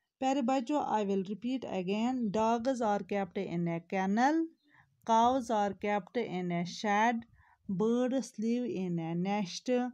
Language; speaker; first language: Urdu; non-native, local second language; Kashmiri